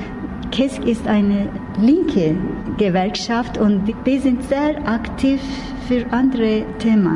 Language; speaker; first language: German; non-native, learner; Turkish